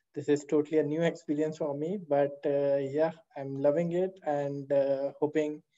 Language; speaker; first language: English; non-native, local second language; Hindi